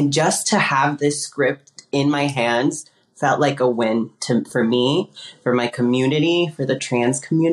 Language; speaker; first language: English; early bilingual, other home language; Spanish